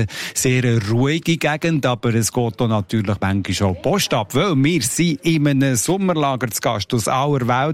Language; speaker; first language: German; native; German